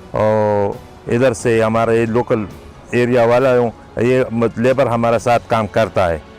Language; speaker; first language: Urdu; non-native, local second language; Pashto